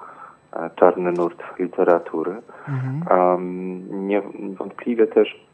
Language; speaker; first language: Polish; native; Polish